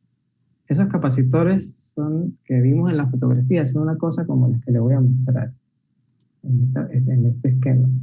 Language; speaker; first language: Spanish; native; Spanish